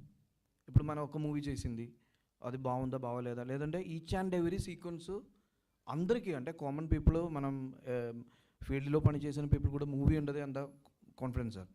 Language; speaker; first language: Telugu; non-native, local second language; Malayalam